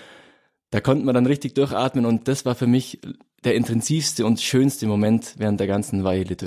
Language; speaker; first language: German; native; German